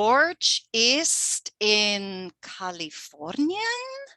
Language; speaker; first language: German; non-native, fluent; English